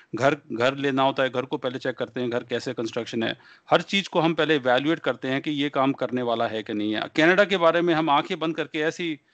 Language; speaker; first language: Hindi; native; Hindi